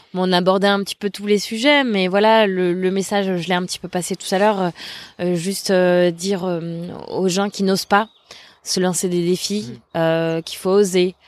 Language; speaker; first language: French; native; French